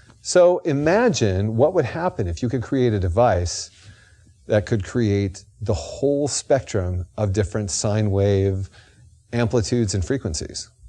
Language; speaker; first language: English; native; English